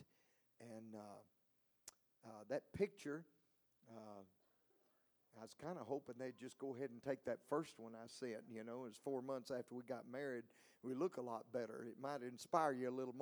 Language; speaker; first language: English; native; English